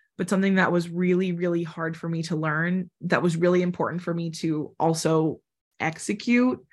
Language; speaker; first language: English; native; English